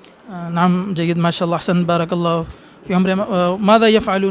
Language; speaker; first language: Arabic; non-native, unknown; Urdu